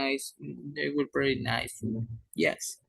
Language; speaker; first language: English; non-native, learner; Spanish